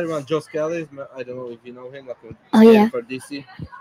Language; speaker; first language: English; non-native, learner; Slovak